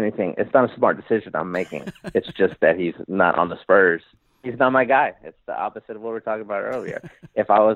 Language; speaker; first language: English; native; English